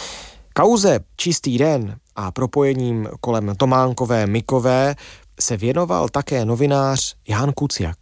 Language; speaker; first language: Czech; native; Czech